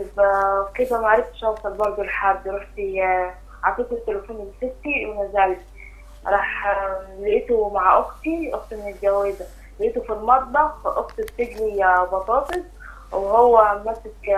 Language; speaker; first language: Arabic; native; Arabic